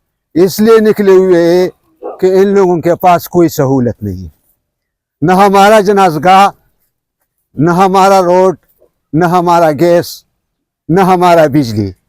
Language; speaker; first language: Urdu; non-native, local second language; Pashto